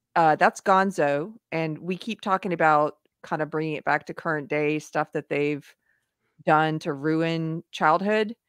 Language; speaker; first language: English; native; English